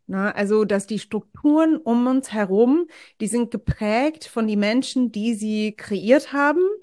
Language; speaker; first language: German; non-native, fluent; English